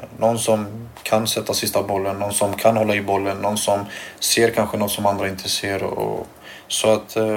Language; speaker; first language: Swedish; early bilingual, other home language; Albanian